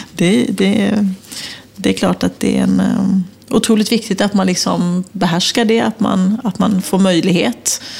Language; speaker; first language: Swedish; native; Swedish